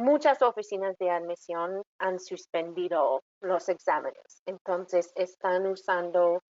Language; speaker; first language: Spanish; non-native, fluent; English